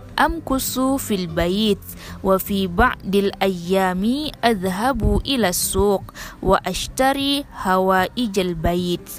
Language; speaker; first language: Arabic; non-native, learner; Indonesian